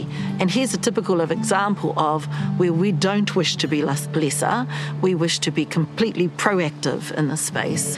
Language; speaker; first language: English; native; English